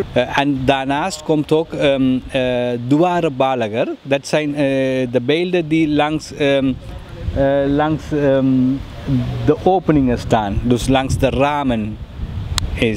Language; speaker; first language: Dutch; non-native, fluent; Tamil